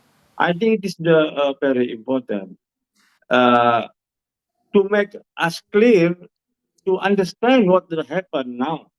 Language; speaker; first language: English; non-native, learner; Indonesian